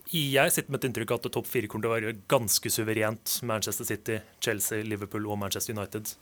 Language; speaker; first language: Norwegian; non-native, fluent; Portuguese